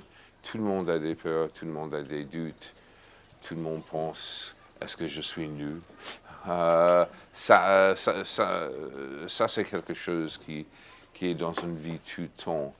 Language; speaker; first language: French; non-native, fluent; English